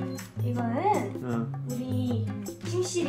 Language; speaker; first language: Korean; non-native, learner; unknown